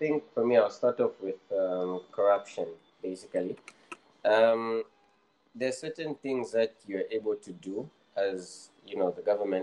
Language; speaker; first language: English; non-native, local second language; Nyanja